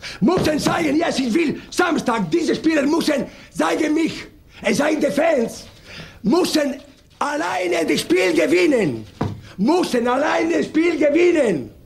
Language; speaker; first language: German; non-native, learner; Italian